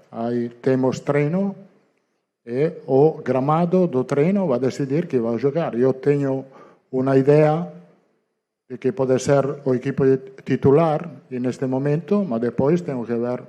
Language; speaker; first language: Portuguese; non-native, learner; Italian